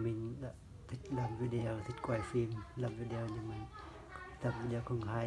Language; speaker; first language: Vietnamese; non-native, local second language; Jarai